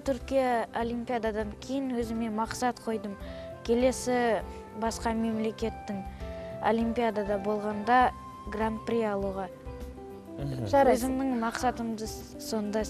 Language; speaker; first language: Kazakh; non-native, local second language; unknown